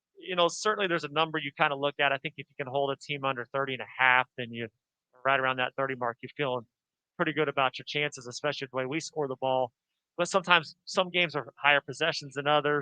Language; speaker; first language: English; native; English